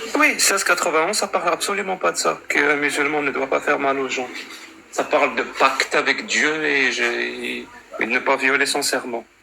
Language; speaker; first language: French; non-native, local second language; Arabic